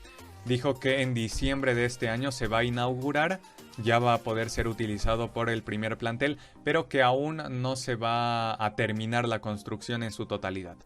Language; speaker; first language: Spanish; native; Spanish